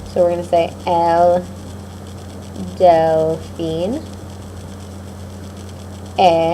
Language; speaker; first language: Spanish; non-native, fluent; English